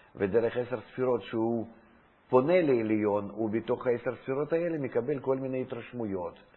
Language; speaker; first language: Hebrew; non-native, fluent; Russian